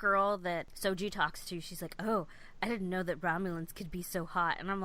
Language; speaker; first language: English; native; English